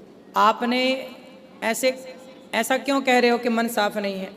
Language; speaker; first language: Hindi; native; Hindi